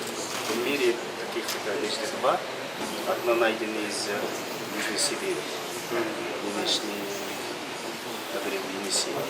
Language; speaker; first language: Russian; non-native, learner; Mongolian